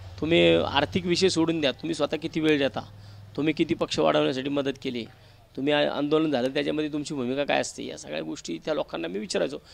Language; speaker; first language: Marathi; native; Marathi